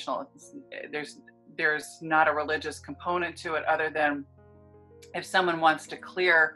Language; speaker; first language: English; native; English